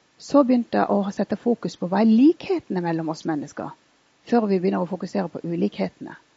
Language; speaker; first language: Norwegian; early bilingual, other home language; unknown